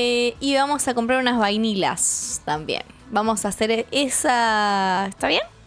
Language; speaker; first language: Spanish; native; Spanish